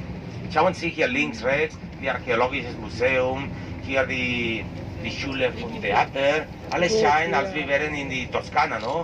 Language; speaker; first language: German; non-native, learner; Catalan